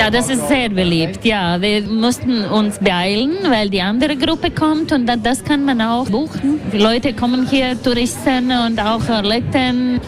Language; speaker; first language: German; non-native, fluent; Latvian